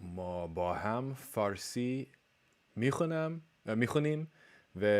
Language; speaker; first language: Persian; non-native, learner; English